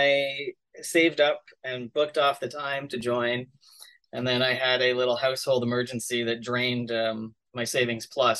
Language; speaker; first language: English; native; English